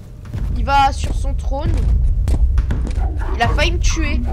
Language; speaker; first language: French; native; French